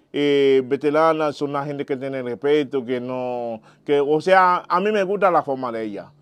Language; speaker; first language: Spanish; non-native, learner; Haitian Creole